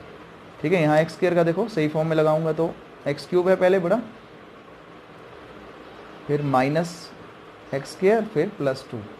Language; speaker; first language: Hindi; native; Hindi